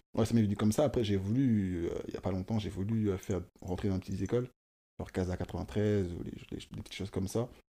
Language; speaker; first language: French; early bilingual, other home language; Kongo